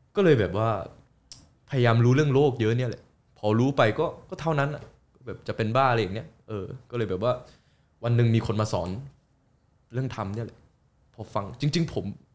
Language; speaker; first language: Thai; early bilingual, other home language; Korean